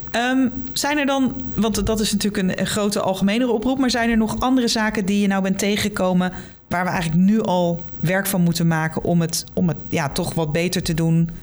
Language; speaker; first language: Dutch; native; Dutch